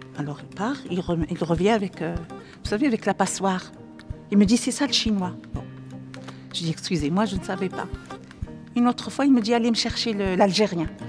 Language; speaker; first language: French; non-native, local second language; Arabic